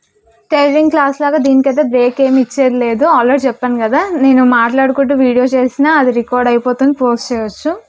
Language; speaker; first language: Telugu; native; Telugu